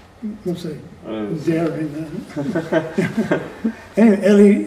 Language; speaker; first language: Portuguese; non-native, fluent; English